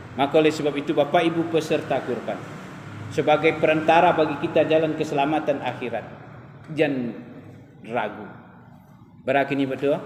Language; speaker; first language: Malay; non-native, local second language; Minangkabau